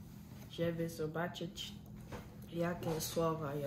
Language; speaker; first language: Polish; early bilingual, heritage; English